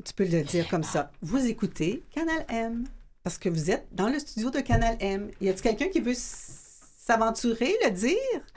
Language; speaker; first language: French; native; French